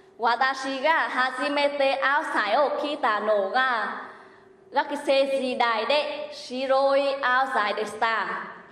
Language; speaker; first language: Japanese; non-native, fluent; Vietnamese